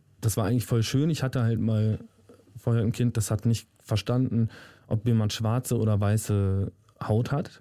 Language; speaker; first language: German; native; German